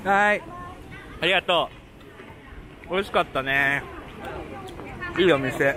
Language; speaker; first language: Japanese; native; Japanese